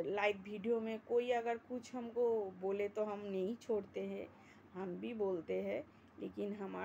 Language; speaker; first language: Hindi; non-native, local second language; Bangla